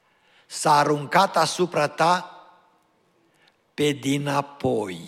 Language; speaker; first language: Romanian; native; Romanian